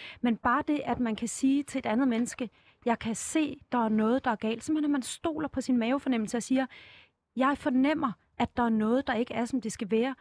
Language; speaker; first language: Danish; native; Danish